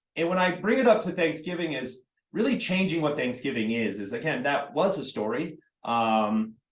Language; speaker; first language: English; native; English